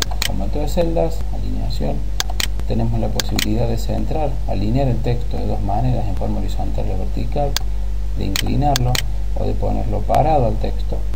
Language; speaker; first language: Spanish; native; Spanish